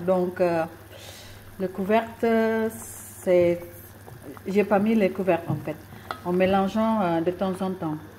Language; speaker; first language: French; non-native, fluent; Indonesian